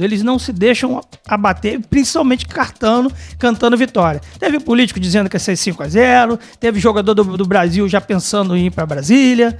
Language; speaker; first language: Portuguese; native; Portuguese